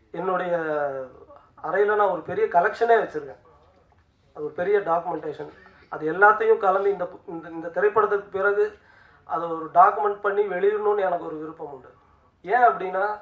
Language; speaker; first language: Tamil; native; Tamil